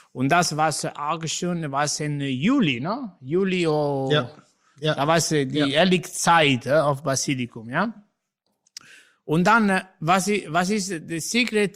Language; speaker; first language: German; non-native, learner; Italian